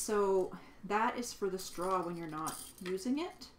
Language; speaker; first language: English; native; English